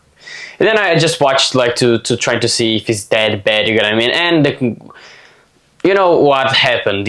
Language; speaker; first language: English; non-native, fluent; Portuguese